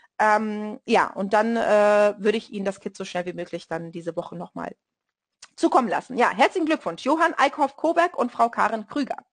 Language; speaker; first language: German; non-native, fluent; Portuguese